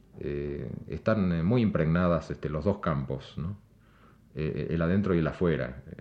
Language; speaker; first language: Spanish; native; Spanish